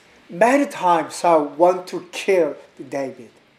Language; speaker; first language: English; non-native, learner; Korean